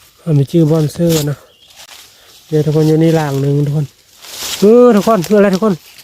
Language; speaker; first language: Thai; native; Thai